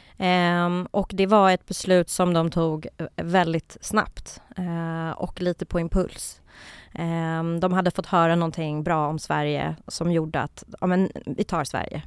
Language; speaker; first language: Swedish; early bilingual, other home language; Kurdish